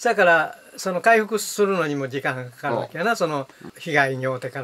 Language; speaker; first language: Japanese; native; Japanese